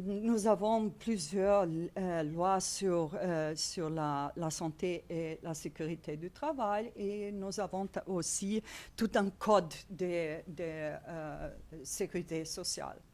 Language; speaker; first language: French; non-native, fluent; Portuguese